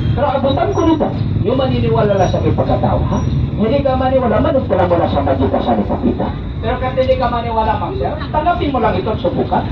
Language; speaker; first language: Filipino; non-native, local second language; Cebuano